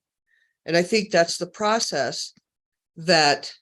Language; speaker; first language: English; native; English